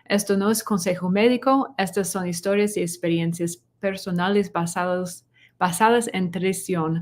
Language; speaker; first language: Spanish; non-native, fluent; English